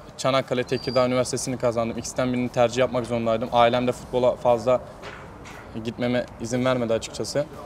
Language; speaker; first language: Turkish; native; Turkish